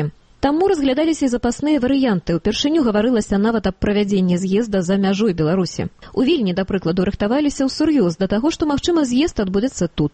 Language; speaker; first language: Belarusian; native; Belarusian